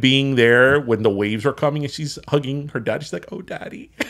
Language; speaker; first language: English; early bilingual, other home language; Spanish